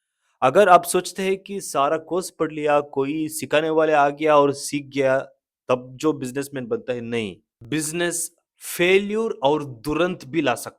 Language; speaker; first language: Hindi; non-native, local second language; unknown